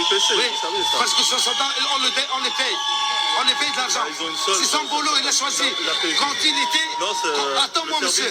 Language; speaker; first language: French; non-native, local second language; Arabic